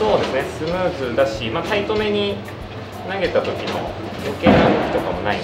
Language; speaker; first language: Japanese; native; Japanese